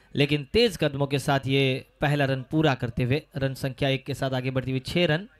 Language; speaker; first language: Hindi; non-native, local second language; Marathi